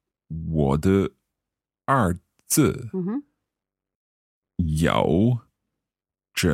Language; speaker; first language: Chinese; non-native, learner; English